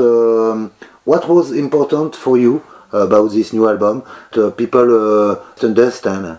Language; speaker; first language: English; non-native, learner; French